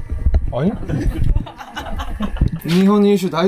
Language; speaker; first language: Korean; native; Korean